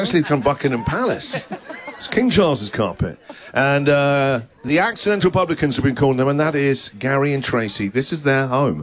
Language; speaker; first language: English; native; English